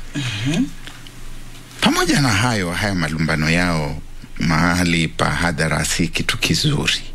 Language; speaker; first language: Swahili; non-native, local second language; Luyia